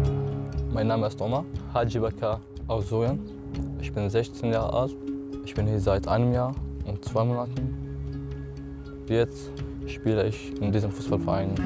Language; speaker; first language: German; non-native, learner; Arabic